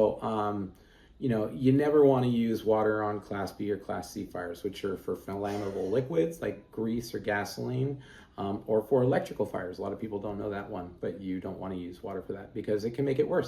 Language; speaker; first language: English; native; English